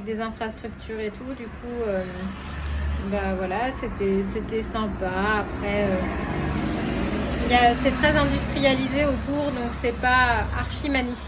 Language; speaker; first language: French; native; French